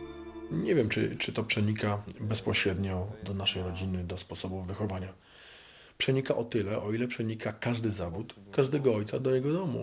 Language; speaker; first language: Polish; native; Polish